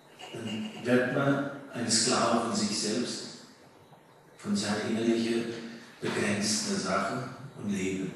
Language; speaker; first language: German; early bilingual, heritage; German